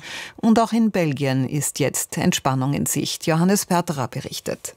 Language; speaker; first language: German; native; German